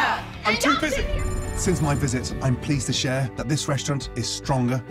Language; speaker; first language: English; native; English